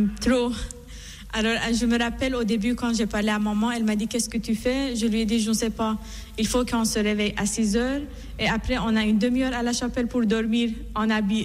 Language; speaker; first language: French; non-native, fluent; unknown